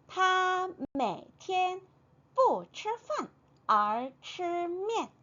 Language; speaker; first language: Chinese; non-native, fluent; Korean